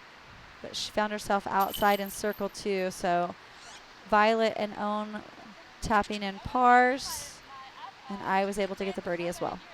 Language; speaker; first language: English; native; English